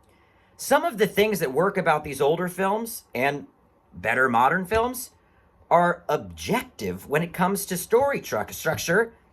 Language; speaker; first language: English; native; English